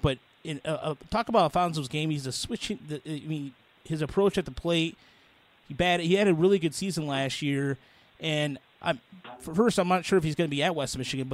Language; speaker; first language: English; native; English